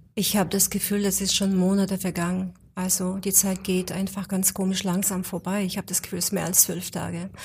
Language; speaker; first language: German; non-native, fluent; Ukrainian